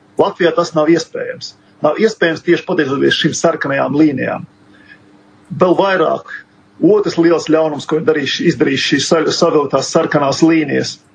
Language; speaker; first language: Latvian; native; Latvian